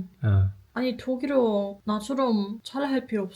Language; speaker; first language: Korean; non-native, fluent; German